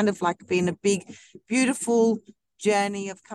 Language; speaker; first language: English; native; English